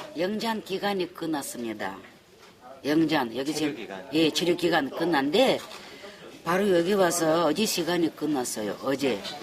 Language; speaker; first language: Korean; early bilingual, heritage; Korean